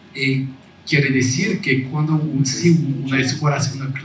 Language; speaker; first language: Spanish; non-native, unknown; French